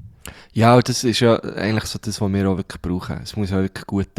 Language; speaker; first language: German; native; German